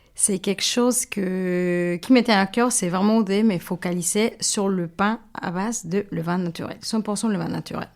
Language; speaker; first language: French; non-native, fluent; Spanish